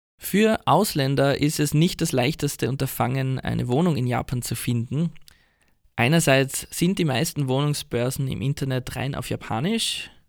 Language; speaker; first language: German; native; German